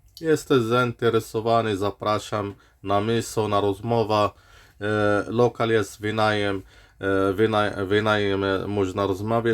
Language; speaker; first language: Polish; non-native, learner; Arabic